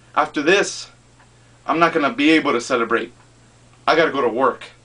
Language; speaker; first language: English; native; English